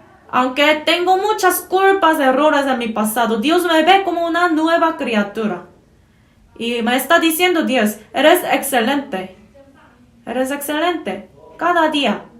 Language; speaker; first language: Spanish; non-native, fluent; Korean